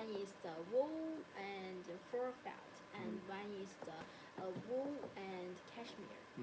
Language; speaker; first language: English; non-native, learner; Chinese